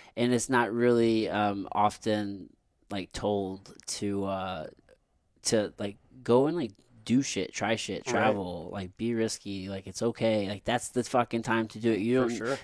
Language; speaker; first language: English; native; English